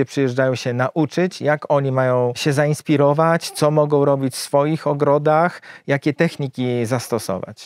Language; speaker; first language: Polish; native; Polish